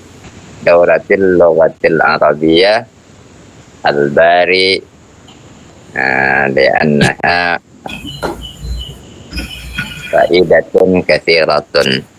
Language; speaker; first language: Arabic; non-native, learner; Indonesian